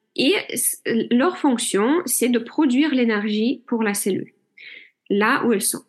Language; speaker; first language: French; non-native, fluent; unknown